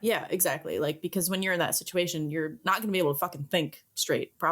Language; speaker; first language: English; native; English